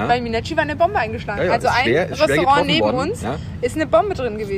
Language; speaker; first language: German; native; German